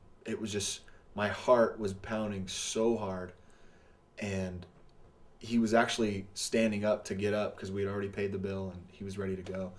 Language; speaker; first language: English; native; English